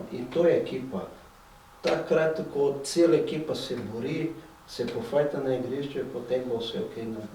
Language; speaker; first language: Slovenian; non-native, fluent; Portuguese